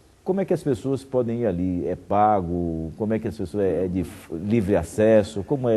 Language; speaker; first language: Portuguese; native; Portuguese